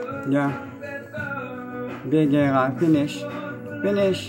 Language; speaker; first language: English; non-native, learner; French